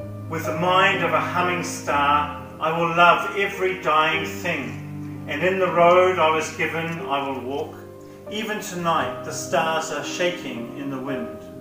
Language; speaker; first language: English; native; English